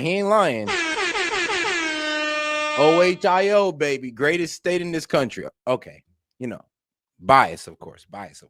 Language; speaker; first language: English; native; English